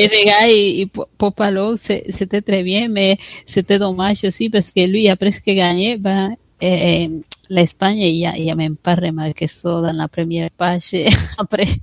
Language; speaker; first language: French; non-native, fluent; Spanish